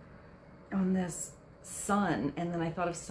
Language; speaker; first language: English; native; English